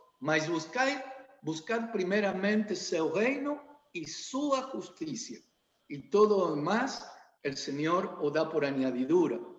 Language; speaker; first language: Portuguese; non-native, learner; Spanish